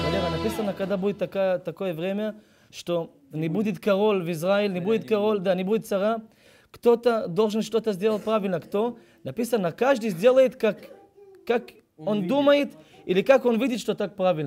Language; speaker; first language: Russian; early bilingual, heritage; Russian